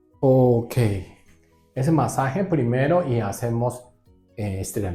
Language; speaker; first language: Spanish; non-native, learner; Japanese